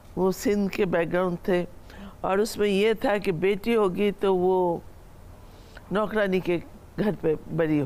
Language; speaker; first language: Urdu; non-native, fluent; Bangla